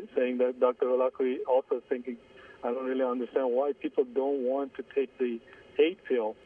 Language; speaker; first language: English; non-native, fluent; Armenian